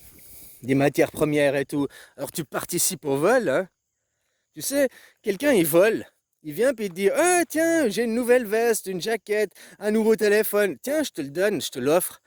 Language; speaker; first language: French; native; French